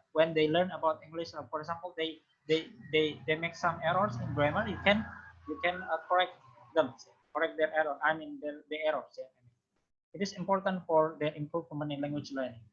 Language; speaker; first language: English; non-native, fluent; Indonesian